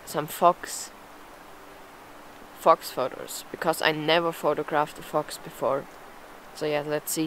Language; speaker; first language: English; non-native, fluent; German